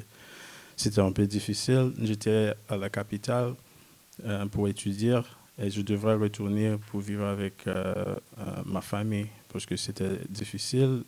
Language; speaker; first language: French; non-native, local second language; Haitian Creole